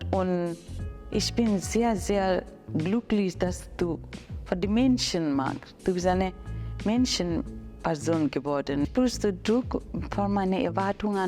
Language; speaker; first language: German; non-native, learner; Bangla